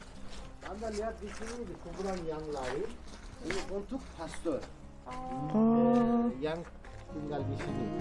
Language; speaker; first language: Indonesian; non-native, learner; Turkish